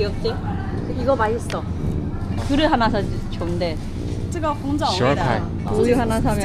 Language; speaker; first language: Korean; non-native, learner; Chinese